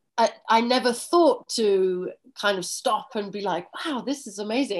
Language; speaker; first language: English; native; English